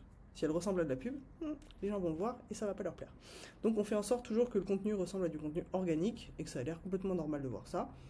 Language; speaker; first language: French; native; French